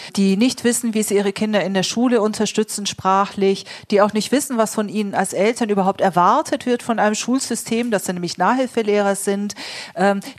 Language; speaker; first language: German; native; German